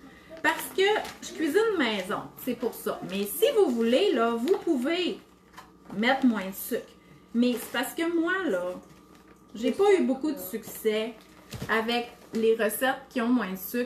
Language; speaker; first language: French; native; French